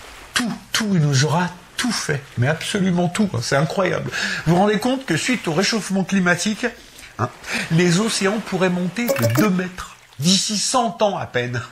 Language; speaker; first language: French; native; French